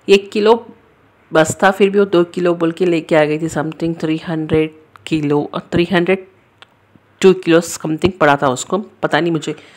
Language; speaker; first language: Hindi; native; Hindi